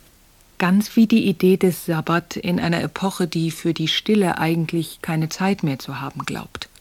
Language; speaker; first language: German; native; German